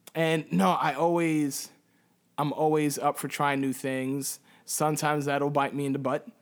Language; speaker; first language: English; early bilingual, heritage; Spanish